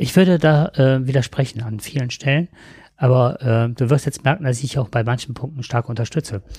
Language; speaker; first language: German; native; German